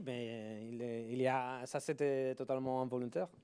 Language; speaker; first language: French; non-native, fluent; Spanish